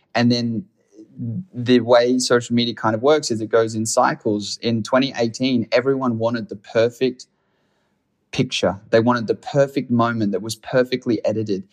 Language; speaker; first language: English; native; English